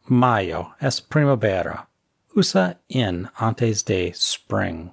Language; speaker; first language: Spanish; non-native, fluent; English